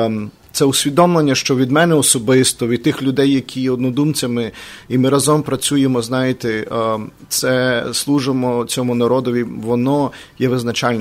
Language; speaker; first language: Ukrainian; native; Ukrainian